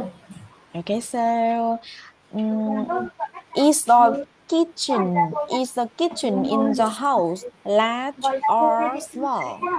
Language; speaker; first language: English; non-native, learner; Vietnamese